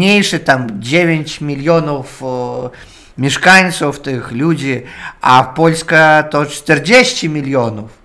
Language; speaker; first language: Polish; non-native, learner; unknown